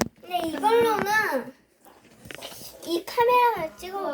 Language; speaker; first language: Korean; native; Korean